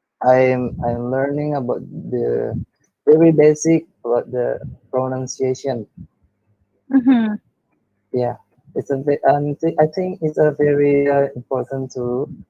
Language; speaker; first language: English; non-native, learner; Indonesian